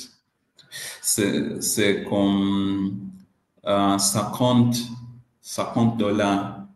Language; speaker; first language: French; non-native, learner; Swahili